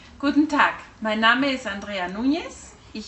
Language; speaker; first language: German; early bilingual, heritage; German